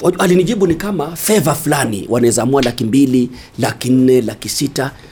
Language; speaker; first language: Swahili; native; Swahili